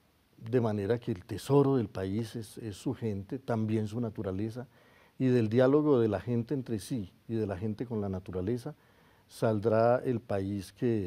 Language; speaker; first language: Spanish; native; Spanish